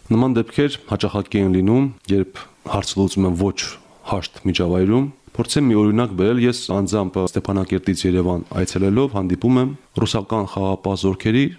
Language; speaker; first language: Armenian; native; Armenian